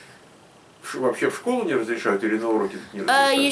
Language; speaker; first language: Russian; native; Russian